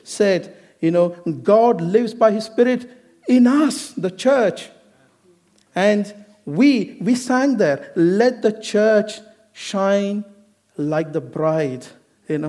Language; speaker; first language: English; non-native, local second language; Malayalam